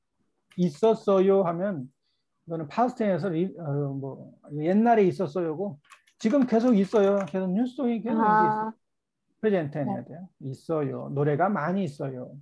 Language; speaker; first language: Korean; native; Korean